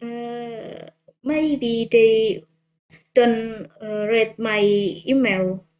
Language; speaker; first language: English; non-native, learner; Indonesian